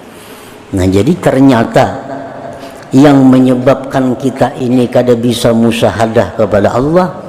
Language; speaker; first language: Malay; non-native, local second language; Banjar